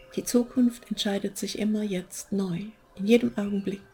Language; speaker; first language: German; native; German